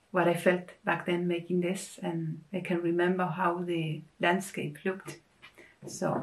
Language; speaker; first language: English; non-native, fluent; Spanish